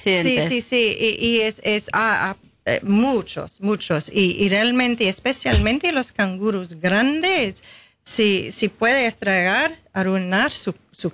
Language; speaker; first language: Spanish; non-native, fluent; English